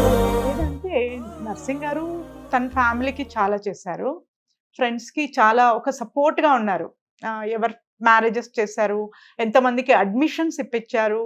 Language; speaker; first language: Telugu; native; Telugu